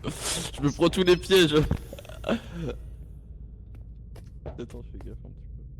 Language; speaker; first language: French; native; French